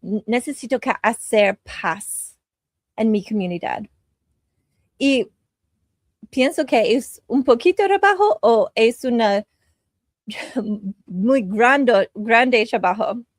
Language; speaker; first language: Spanish; non-native, learner; English